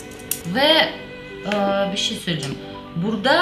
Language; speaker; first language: Turkish; non-native, learner; Russian